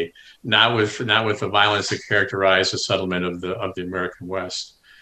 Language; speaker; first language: English; native; English